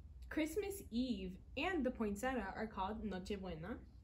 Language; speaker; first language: English; native; English